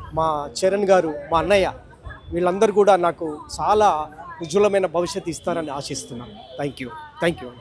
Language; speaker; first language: Telugu; native; Telugu